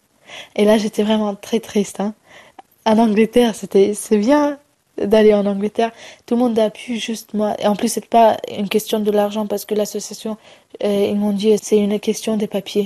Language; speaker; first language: French; non-native, fluent; Romany